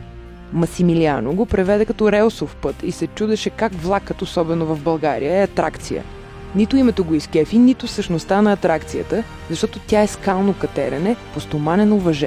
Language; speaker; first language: Bulgarian; native; Bulgarian